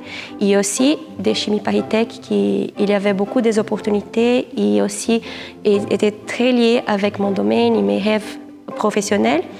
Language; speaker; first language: French; non-native, fluent; Portuguese